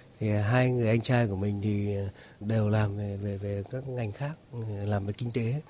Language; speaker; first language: Vietnamese; native; Vietnamese